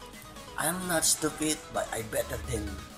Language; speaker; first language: English; non-native, learner; Indonesian